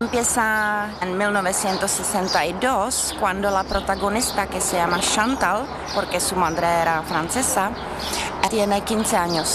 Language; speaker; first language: Spanish; non-native, learner; Czech